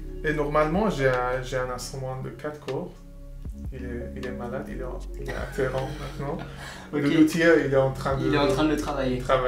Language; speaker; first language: French; non-native, learner; Persian